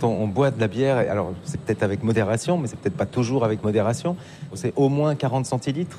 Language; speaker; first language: French; native; French